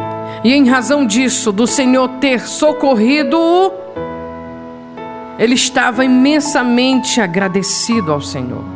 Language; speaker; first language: Portuguese; native; Portuguese